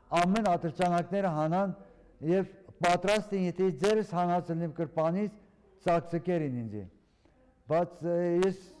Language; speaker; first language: Armenian; early bilingual, heritage; Armenian